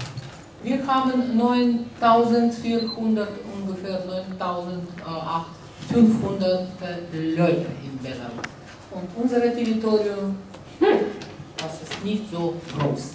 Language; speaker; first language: German; non-native, learner; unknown